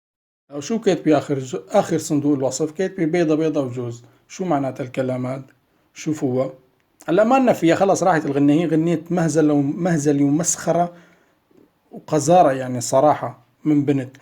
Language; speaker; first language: Arabic; native; Arabic